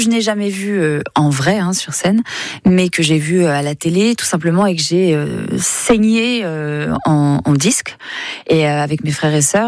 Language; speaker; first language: French; native; French